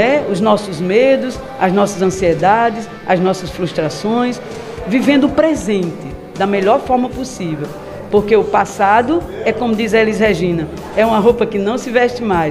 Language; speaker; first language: Portuguese; native; Portuguese